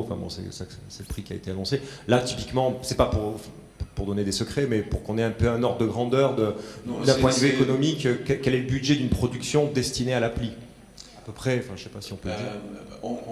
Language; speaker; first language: French; native; French